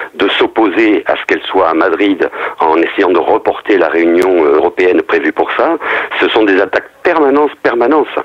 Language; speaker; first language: French; native; French